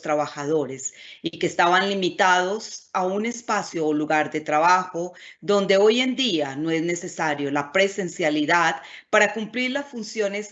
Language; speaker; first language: Spanish; native; Spanish